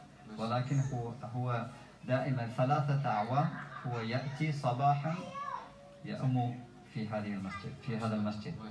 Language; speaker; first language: Arabic; non-native, fluent; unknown